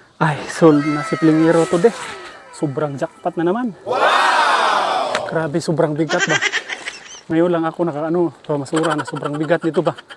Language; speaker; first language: Filipino; non-native, local second language; Cebuano